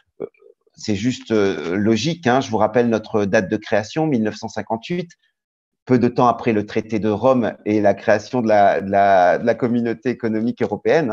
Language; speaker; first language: French; native; French